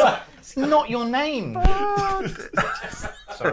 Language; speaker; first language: English; native; English